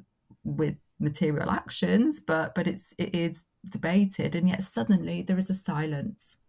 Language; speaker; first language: English; native; English